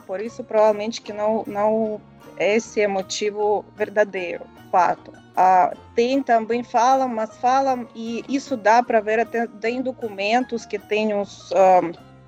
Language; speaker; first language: Portuguese; non-native, learner; Russian